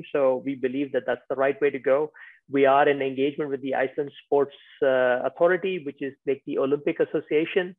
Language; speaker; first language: English; non-native, local second language; Tamil